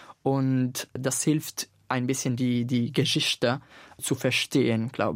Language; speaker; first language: German; non-native, fluent; Italian